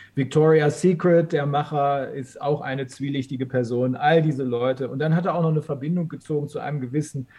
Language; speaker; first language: German; native; German